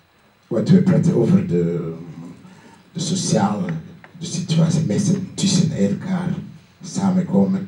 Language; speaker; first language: Dutch; non-native, learner; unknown